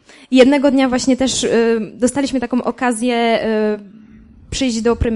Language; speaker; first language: Polish; native; Polish